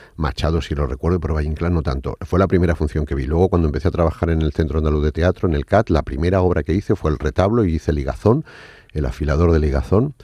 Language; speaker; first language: Spanish; non-native, fluent; Arabic